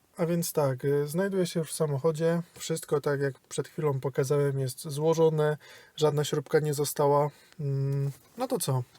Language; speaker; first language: Polish; native; Polish